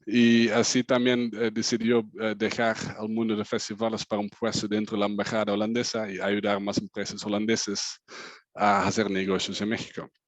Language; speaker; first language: Spanish; non-native, fluent; Dutch